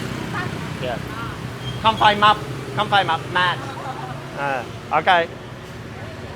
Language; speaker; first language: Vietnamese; non-native, learner; English